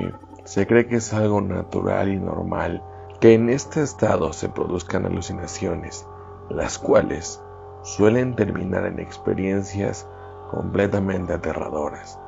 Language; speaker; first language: Spanish; native; Spanish